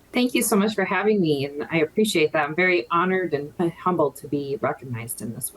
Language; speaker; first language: English; native; English